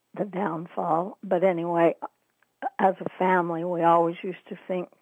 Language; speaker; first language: English; native; English